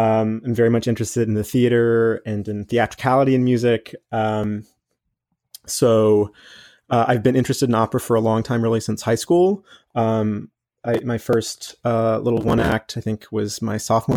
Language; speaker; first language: English; native; English